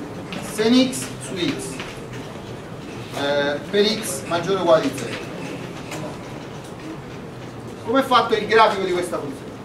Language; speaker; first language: Italian; native; Italian